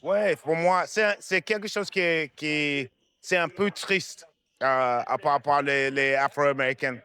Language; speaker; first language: French; non-native, fluent; English